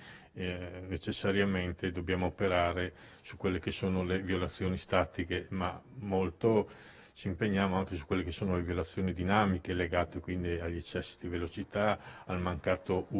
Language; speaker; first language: Italian; native; Italian